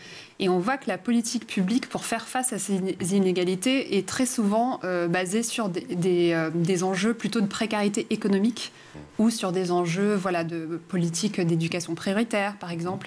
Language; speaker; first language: French; native; French